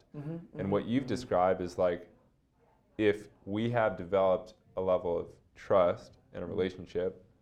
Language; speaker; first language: English; native; English